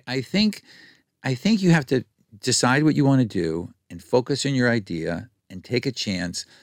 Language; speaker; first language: English; native; English